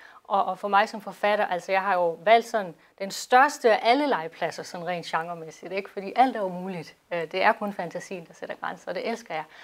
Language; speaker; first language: Danish; native; Danish